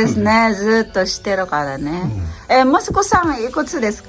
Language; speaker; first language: Japanese; non-native, fluent; Filipino